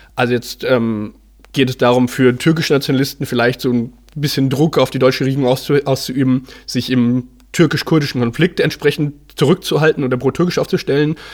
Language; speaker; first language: German; native; German